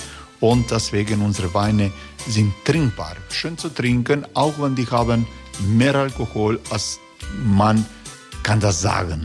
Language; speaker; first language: German; non-native, learner; Croatian